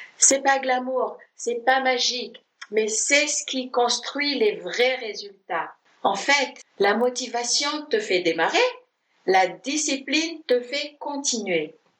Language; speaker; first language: French; non-native, fluent; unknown